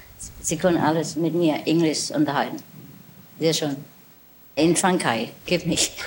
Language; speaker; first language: German; non-native, learner; Vietnamese